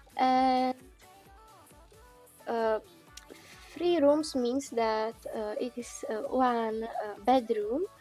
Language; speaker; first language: English; non-native, learner; Czech